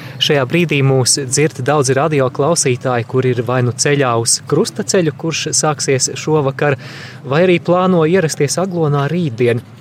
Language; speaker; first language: Latvian; native; Latvian